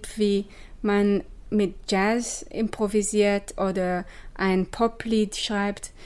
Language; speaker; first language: German; non-native, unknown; Hebrew